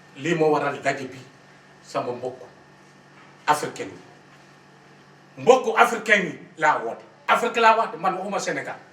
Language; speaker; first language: Wolof; non-native, local second language; Fula